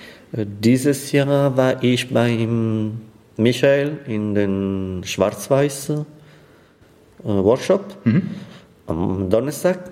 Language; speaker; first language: German; non-native, fluent; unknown